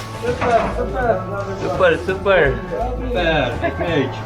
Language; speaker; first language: Turkish; non-native, learner; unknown